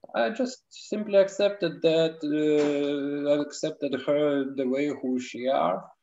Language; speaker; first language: English; non-native, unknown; Lithuanian